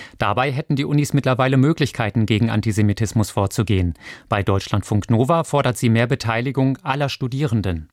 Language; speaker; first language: German; native; German